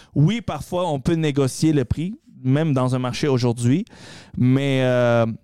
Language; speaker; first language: French; early bilingual, other home language; Arabic